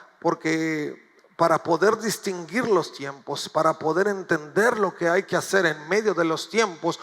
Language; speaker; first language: Spanish; native; Spanish